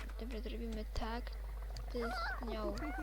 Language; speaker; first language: Polish; native; Polish